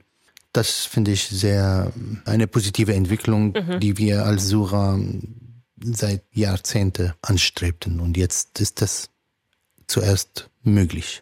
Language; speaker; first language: German; non-native, fluent; Arabic